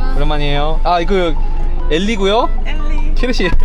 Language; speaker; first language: Korean; native; Korean